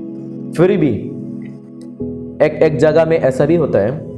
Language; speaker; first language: Hindi; non-native, local second language; Kok Borok